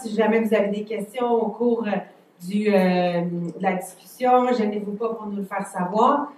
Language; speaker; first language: French; native; French